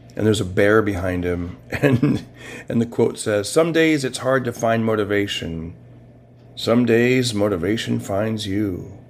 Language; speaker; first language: English; native; English